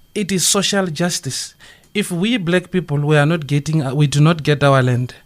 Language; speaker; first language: English; non-native, local second language; Northern Sotho